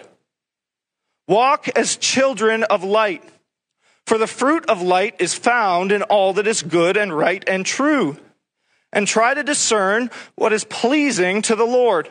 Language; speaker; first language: English; native; English